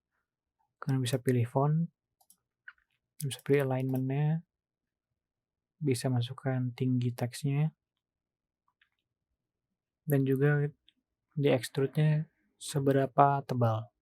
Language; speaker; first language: Indonesian; native; Indonesian